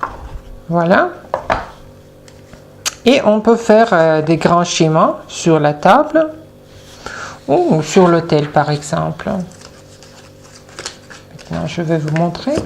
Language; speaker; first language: French; non-native, fluent; Russian